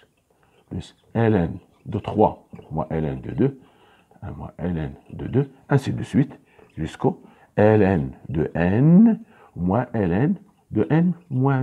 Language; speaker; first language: French; non-native, local second language; Arabic